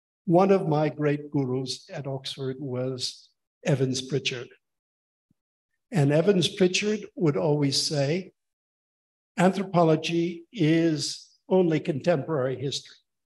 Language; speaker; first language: English; native; English